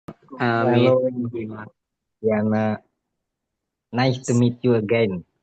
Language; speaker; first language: English; non-native, learner; Indonesian